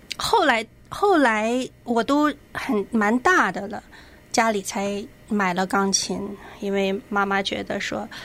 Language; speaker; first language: Chinese; native; Chinese